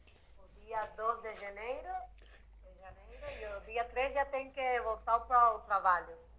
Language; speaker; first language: Portuguese; non-native, learner; Spanish